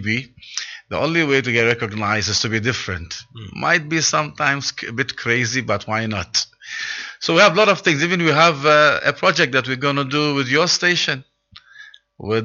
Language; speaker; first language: English; non-native, local second language; Arabic